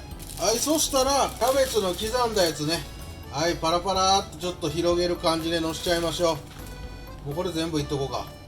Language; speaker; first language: Japanese; native; Japanese